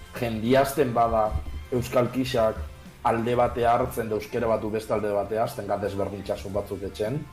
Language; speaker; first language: Basque; native; Basque